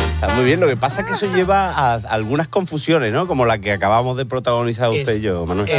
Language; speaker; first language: Spanish; native; Spanish